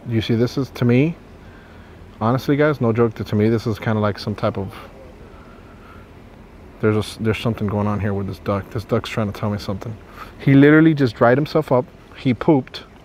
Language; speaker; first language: English; early bilingual, other home language; Spanish